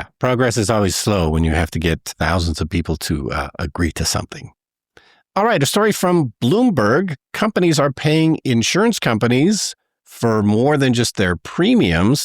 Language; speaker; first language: English; native; English